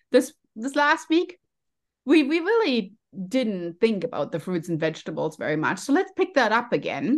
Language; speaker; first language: English; non-native, fluent; German